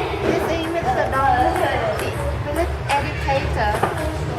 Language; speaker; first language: English; non-native, learner; Vietnamese